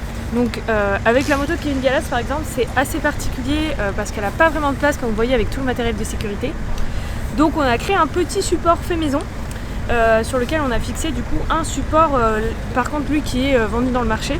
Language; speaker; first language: French; native; French